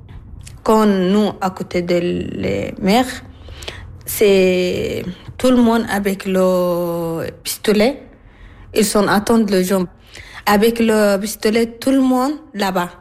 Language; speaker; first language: French; non-native, learner; Somali